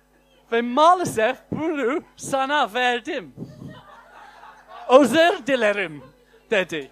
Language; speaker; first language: Turkish; non-native, fluent; English